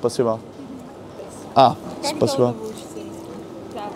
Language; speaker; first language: Russian; non-native, learner; Dutch